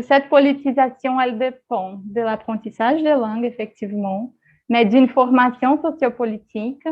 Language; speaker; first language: French; non-native, fluent; Portuguese